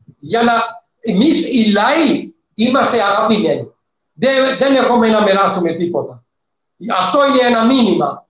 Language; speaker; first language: Greek; non-native, fluent; Urdu